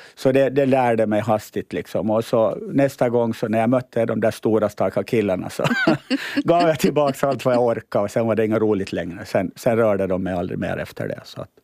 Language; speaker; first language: Swedish; native; Swedish